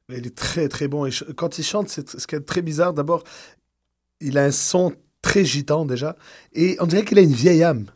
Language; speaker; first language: French; native; French